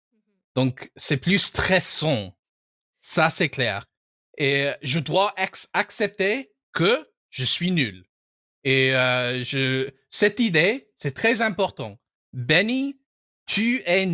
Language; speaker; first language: French; non-native, fluent; English